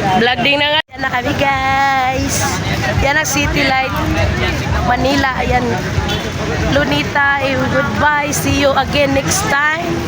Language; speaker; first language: Filipino; non-native, local second language; Cebuano